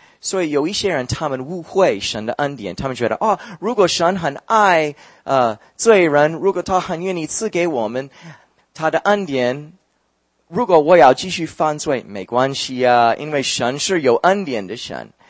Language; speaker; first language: Chinese; non-native, fluent; English